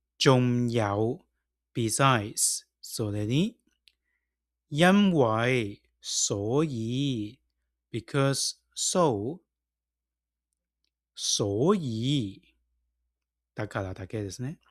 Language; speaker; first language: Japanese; non-native, fluent; Cantonese